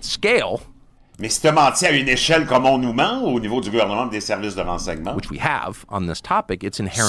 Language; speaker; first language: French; native; French